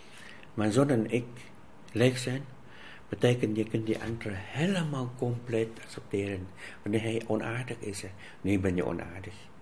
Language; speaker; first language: Dutch; non-native, fluent; Vietnamese